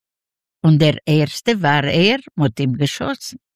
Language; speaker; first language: German; non-native, learner; Yiddish